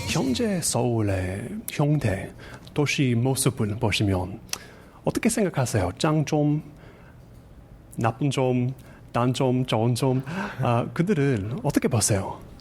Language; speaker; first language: Korean; non-native, learner; English